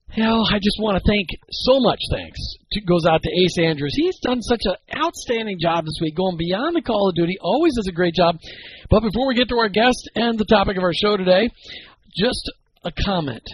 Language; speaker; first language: English; native; English